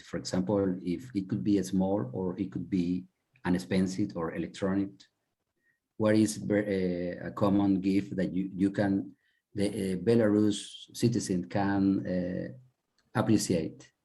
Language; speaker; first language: English; non-native, learner; Spanish